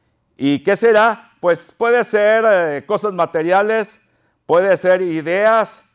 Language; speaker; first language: Spanish; native; Spanish